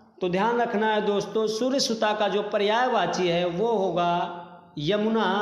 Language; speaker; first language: Hindi; native; Hindi